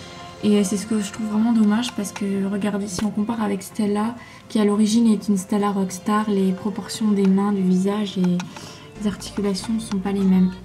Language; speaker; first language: French; native; French